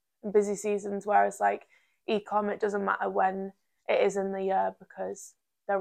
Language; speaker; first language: English; native; English